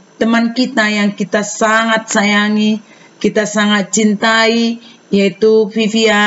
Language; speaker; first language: Indonesian; native; Indonesian